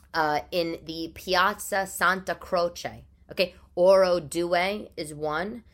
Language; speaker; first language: English; early bilingual, other home language; Italian